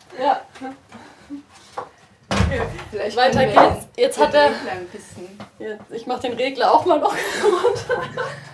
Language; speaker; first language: German; native; German